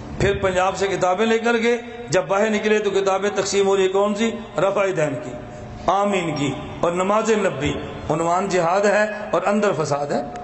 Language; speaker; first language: Urdu; non-native, local second language; Punjabi